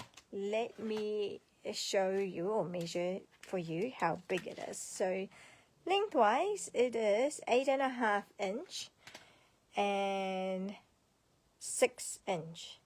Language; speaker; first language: English; native; English